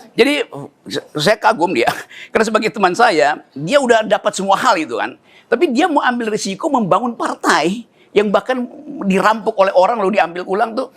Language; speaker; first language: Indonesian; native; Indonesian